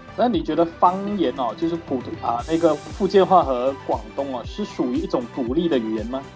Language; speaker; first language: Chinese; native; Chinese